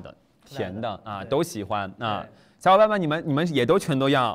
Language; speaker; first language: Chinese; native; Chinese